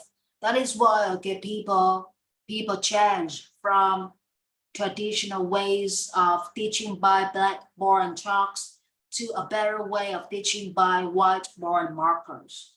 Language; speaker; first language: English; non-native, fluent; Vietnamese